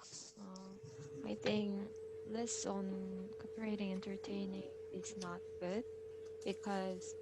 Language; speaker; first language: English; non-native, learner; Korean